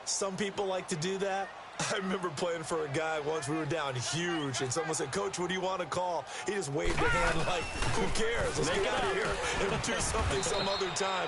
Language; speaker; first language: English; native; English